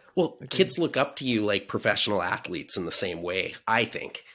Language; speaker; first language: English; native; English